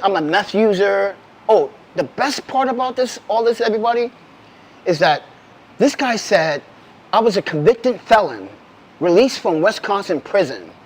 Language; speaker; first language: English; native; English